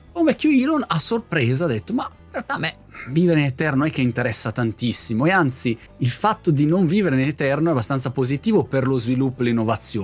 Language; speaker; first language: Italian; native; Italian